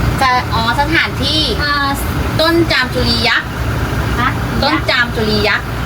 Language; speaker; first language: Thai; native; Thai